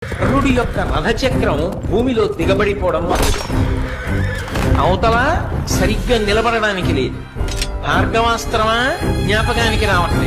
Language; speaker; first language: Telugu; native; Telugu